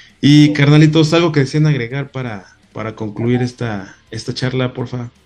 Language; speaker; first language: Spanish; native; Spanish